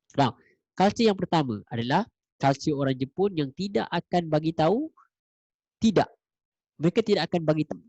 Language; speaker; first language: Malay; native; Malay